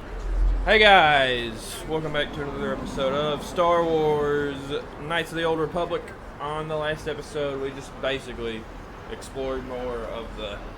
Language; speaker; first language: English; native; English